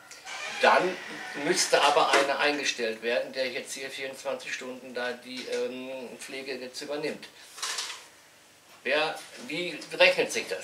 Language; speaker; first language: German; native; German